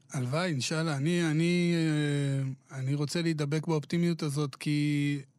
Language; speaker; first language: Hebrew; native; Hebrew